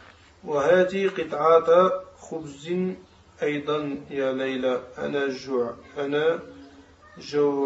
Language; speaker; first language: Arabic; non-native, learner; French